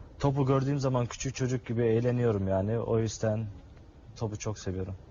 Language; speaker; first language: Turkish; early bilingual, heritage; Turkish